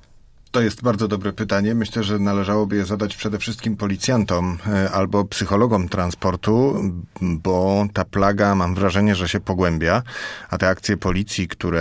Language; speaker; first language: Polish; native; Polish